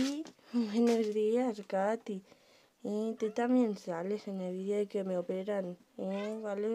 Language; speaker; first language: Spanish; native; Spanish